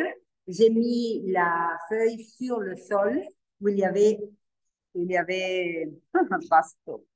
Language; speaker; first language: French; non-native, learner; Spanish